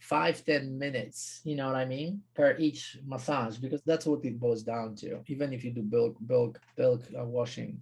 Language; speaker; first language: English; non-native, fluent; Polish